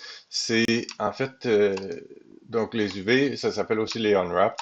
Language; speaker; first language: French; native; French